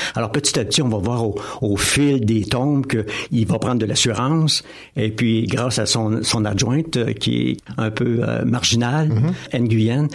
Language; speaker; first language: French; native; French